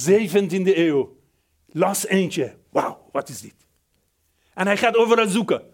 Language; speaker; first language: Dutch; non-native, fluent; Persian